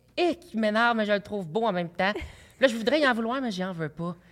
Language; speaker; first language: French; native; French